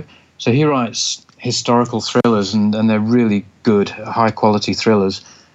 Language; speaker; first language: English; native; English